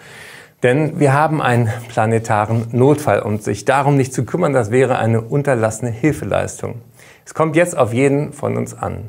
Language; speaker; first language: German; native; German